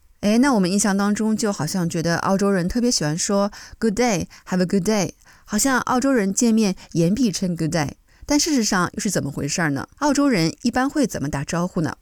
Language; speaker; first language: Chinese; native; Chinese